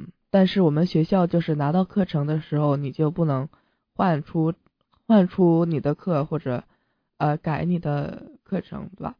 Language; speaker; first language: Chinese; early bilingual, heritage; English